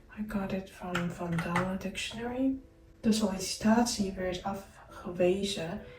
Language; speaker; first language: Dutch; non-native, learner; Chinese